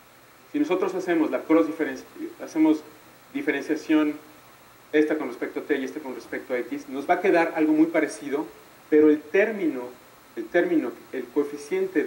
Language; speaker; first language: Spanish; native; Spanish